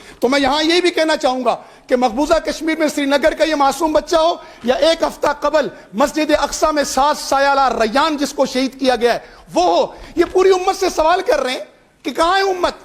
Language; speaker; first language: Urdu; non-native, local second language; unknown